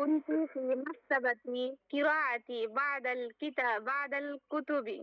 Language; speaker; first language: Arabic; non-native, learner; Bangla